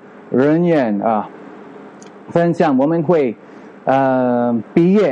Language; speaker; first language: Chinese; non-native, fluent; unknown